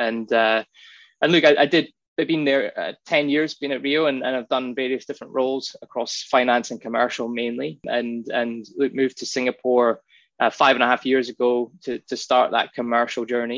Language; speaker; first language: English; native; English